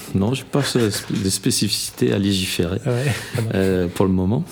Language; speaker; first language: French; native; French